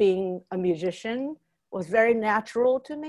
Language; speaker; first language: English; non-native, fluent; Japanese